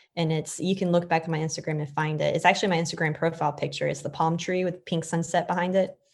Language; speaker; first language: English; native; English